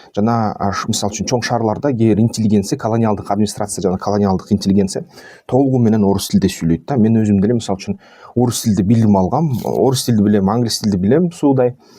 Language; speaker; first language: Kyrgyz; non-native, local second language; Russian